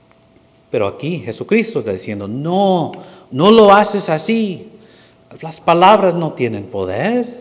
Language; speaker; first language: Spanish; non-native, fluent; English